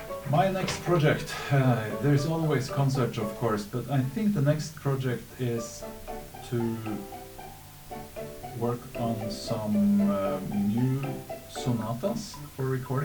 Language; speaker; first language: English; non-native, fluent; Norwegian